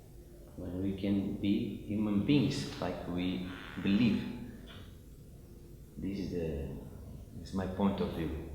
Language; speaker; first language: English; non-native, fluent; Portuguese